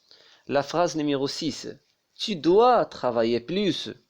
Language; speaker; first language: French; non-native, local second language; Arabic